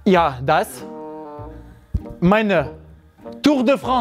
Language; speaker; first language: German; non-native, learner; French